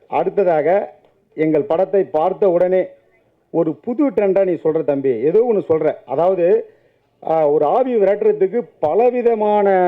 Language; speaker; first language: Tamil; native; Tamil